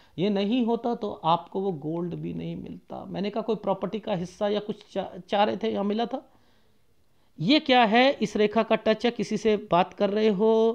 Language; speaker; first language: Hindi; native; Hindi